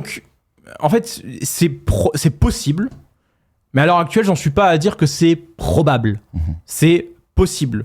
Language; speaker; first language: French; native; French